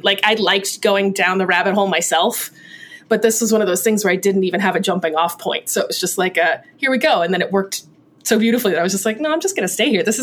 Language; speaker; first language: English; native; English